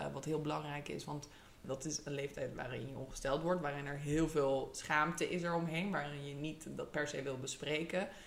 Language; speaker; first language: Dutch; early bilingual, other home language; English